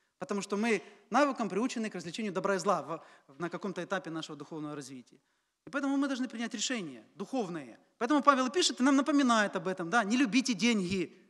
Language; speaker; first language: Russian; native; Russian